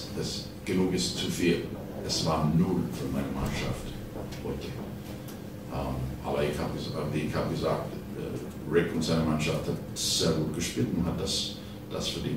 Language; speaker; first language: German; non-native, fluent; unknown